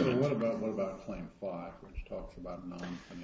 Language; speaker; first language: English; native; English